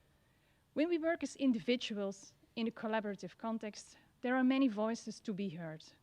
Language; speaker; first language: English; non-native, fluent; Dutch